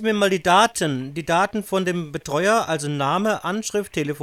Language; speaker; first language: German; native; German